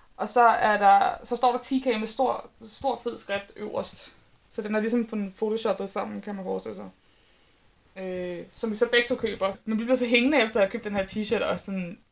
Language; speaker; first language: Danish; native; Danish